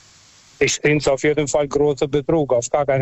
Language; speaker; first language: German; early bilingual, other home language; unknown